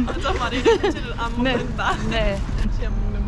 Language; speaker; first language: Korean; non-native, fluent; Estonian